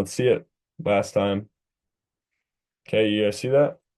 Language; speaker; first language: English; native; English